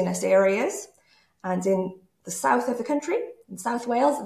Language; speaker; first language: English; native; English